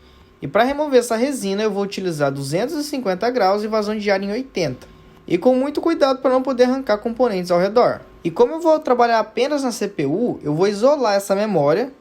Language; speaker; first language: Portuguese; native; Portuguese